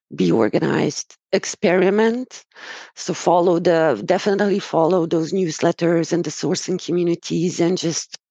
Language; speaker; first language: English; non-native, fluent; Romanian